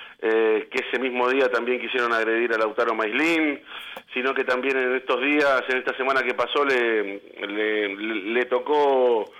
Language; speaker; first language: Spanish; native; Spanish